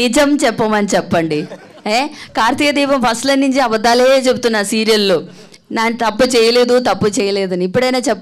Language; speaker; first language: Telugu; non-native, fluent; Malayalam